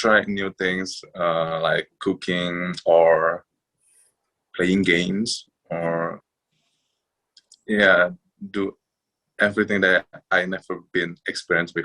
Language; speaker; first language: English; non-native, fluent; Indonesian